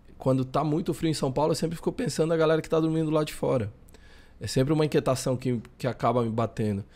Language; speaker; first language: Portuguese; early bilingual, other home language; Spanish